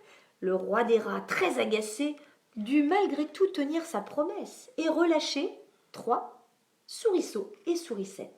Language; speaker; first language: French; native; French